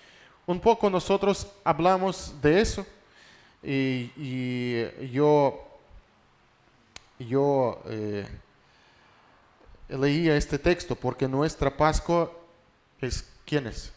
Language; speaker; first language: Spanish; non-native, fluent; Russian